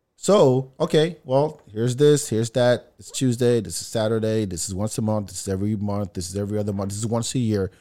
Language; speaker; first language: English; non-native, fluent; French